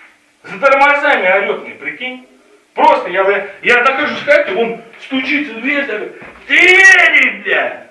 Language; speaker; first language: Russian; native; Russian